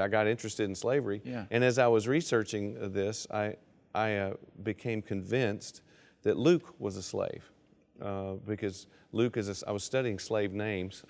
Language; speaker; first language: English; native; English